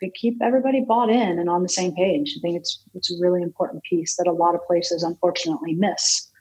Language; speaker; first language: English; native; English